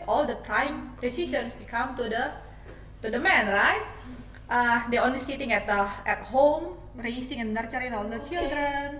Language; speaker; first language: English; non-native, fluent; Indonesian